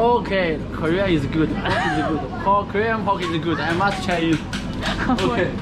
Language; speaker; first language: English; non-native, learner; Chinese